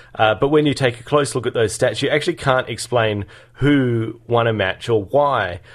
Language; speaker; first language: English; native; English